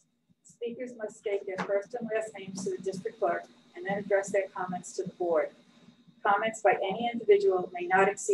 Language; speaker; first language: English; native; English